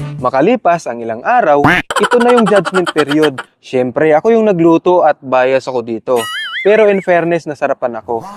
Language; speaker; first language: Filipino; non-native, local second language; Cebuano